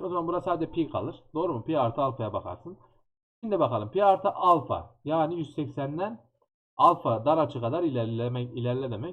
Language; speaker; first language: Turkish; native; Turkish